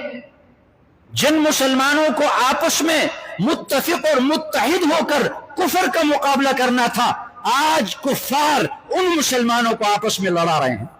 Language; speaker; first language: Urdu; non-native, local second language; Northern Hindko